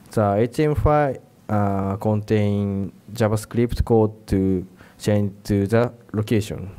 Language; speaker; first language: English; non-native, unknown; Japanese